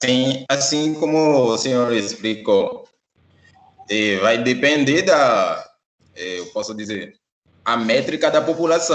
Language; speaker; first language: Portuguese; non-native, fluent; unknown